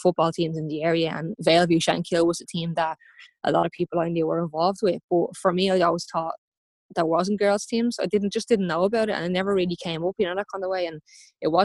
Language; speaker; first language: English; native; English